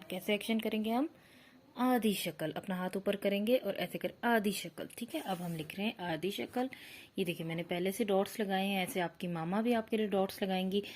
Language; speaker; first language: Urdu; native; Urdu